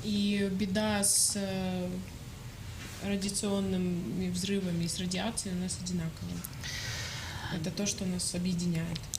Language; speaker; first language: Russian; native; Russian